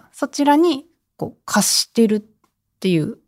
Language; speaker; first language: Japanese; native; Japanese